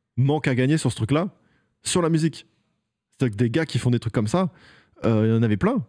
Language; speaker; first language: French; native; French